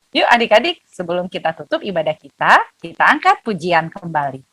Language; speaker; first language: Indonesian; native; Indonesian